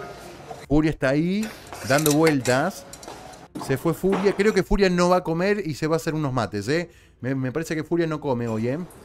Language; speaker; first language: Spanish; native; Spanish